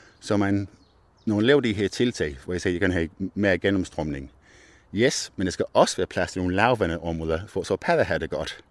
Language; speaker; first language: Danish; non-native, fluent; English